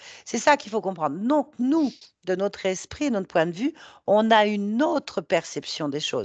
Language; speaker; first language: French; native; French